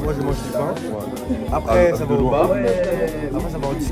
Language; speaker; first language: French; native; French